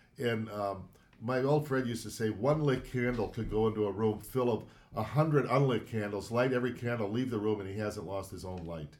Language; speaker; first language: English; native; English